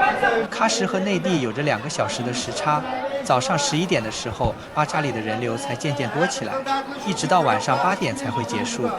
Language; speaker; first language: Chinese; native; Chinese